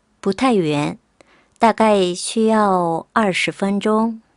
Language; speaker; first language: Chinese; non-native, fluent; Korean